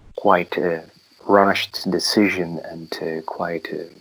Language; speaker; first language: English; non-native, fluent; Polish